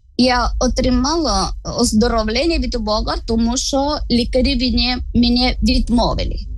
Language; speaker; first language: Ukrainian; non-native, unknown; Malayalam